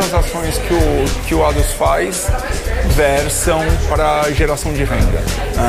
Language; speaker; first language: Portuguese; native; Portuguese